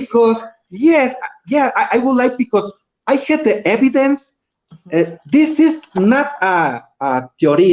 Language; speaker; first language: English; non-native, learner; Spanish